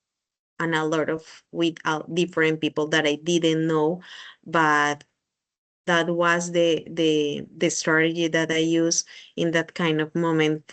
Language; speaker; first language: English; non-native, learner; Spanish